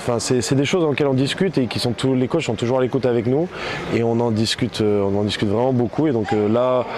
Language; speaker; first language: French; native; French